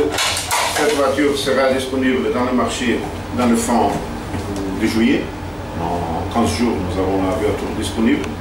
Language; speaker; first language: French; non-native, fluent; Portuguese